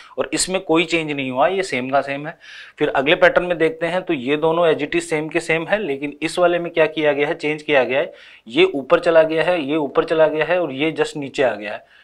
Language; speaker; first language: Hindi; native; Hindi